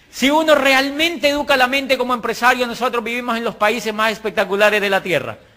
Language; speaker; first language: Spanish; native; Spanish